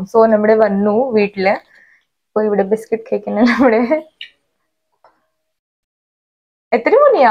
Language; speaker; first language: Malayalam; non-native, local second language; Hindi